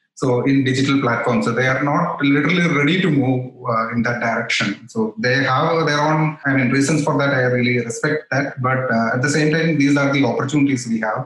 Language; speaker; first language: English; non-native, local second language; Malayalam